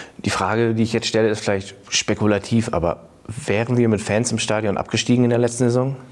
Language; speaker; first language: German; native; German